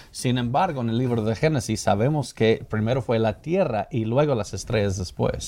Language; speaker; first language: Spanish; non-native, fluent; English